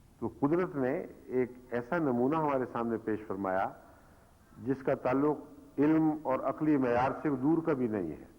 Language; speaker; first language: Urdu; native; Urdu